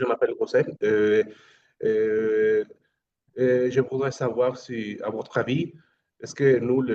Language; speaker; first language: French; non-native, fluent; Spanish